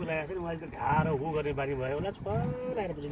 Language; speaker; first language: Nepali; native; Nepali